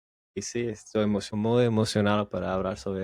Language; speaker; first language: Spanish; non-native, learner; English